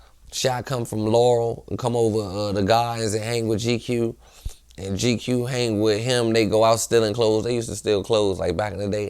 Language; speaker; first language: English; native; English